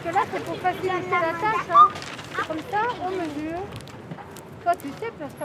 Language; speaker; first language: French; native; French